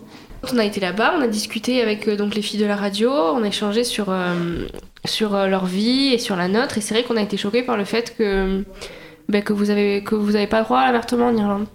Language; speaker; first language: French; native; French